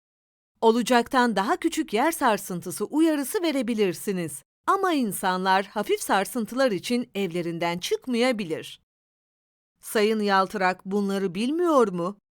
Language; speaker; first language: Turkish; native; Turkish